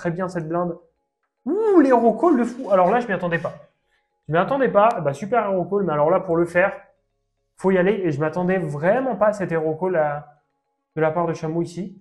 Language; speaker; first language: French; native; French